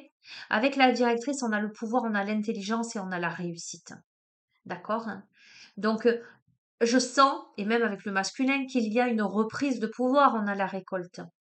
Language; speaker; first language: French; native; French